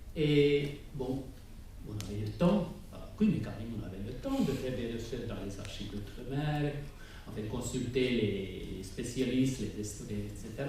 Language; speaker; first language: French; non-native, fluent; Hungarian